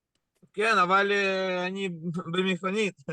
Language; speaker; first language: Hebrew; non-native, learner; Russian